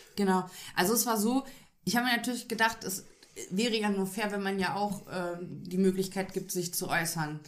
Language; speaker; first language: German; native; German